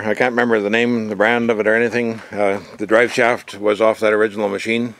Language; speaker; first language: English; native; English